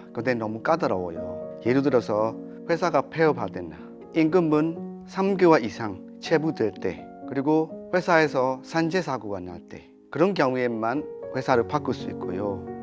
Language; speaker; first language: Korean; non-native, fluent; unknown